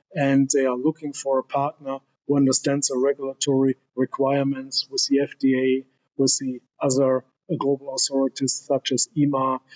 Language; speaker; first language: English; non-native, fluent; German